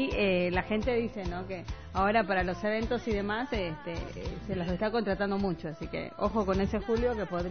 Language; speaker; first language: Spanish; native; Spanish